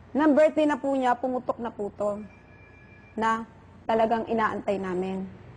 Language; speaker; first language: Filipino; native; Filipino